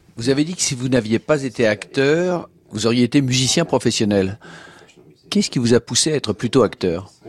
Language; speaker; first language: French; native; French